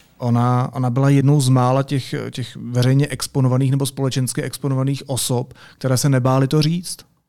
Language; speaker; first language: Czech; native; Czech